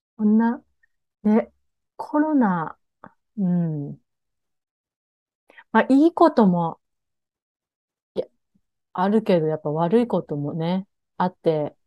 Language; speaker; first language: Japanese; native; Japanese